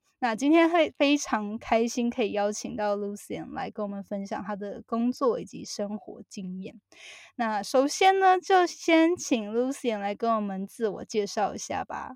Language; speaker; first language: Chinese; native; Chinese